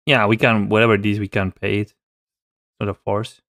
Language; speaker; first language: English; non-native, fluent; Spanish